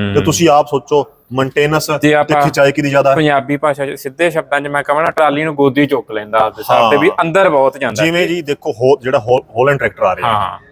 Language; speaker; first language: Punjabi; non-native, local second language; Haryanvi